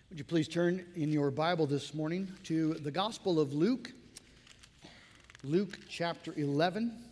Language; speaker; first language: English; native; English